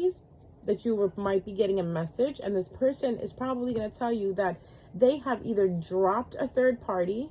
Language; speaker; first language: English; native; English